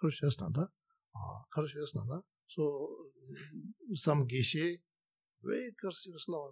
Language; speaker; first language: Russian; non-native, learner; Tibetan